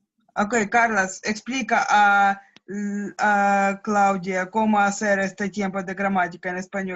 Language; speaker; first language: Spanish; non-native, learner; Russian